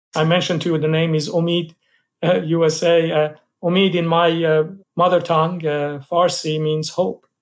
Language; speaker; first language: English; non-native, fluent; Persian